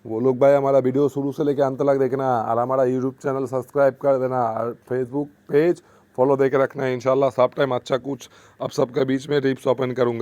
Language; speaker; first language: Hindi; non-native, fluent; Bangla